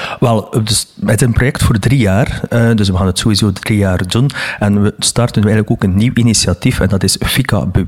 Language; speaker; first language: Dutch; native; Dutch